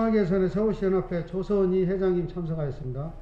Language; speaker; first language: Korean; native; Korean